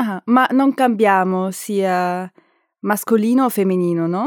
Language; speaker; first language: Italian; non-native, learner; German